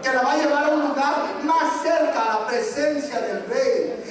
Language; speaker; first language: Spanish; early bilingual, heritage; Spanish